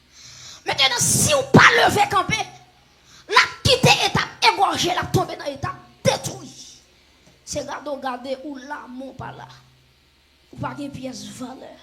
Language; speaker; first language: French; non-native, local second language; Haitian Creole